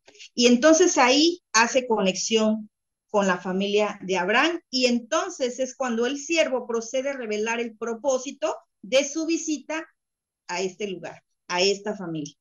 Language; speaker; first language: Spanish; native; Spanish